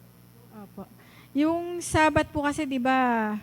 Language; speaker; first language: Filipino; native; Filipino